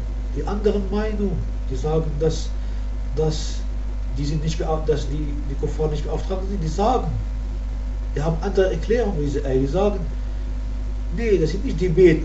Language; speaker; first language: German; non-native, fluent; Arabic